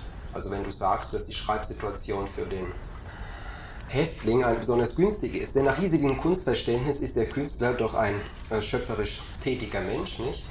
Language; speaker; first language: German; native; German